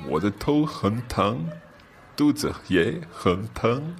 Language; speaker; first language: Chinese; non-native, learner; English